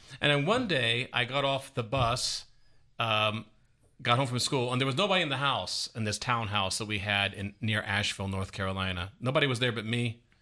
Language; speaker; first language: English; native; English